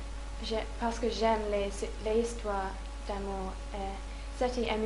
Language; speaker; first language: French; non-native, learner; English